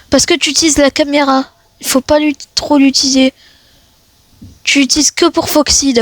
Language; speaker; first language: French; native; French